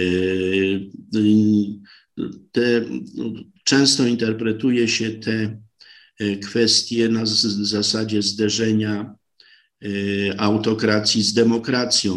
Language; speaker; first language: Polish; native; Polish